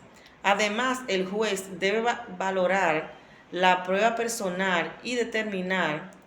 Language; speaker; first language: Spanish; native; Spanish